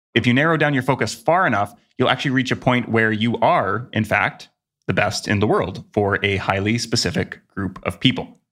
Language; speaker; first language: English; native; English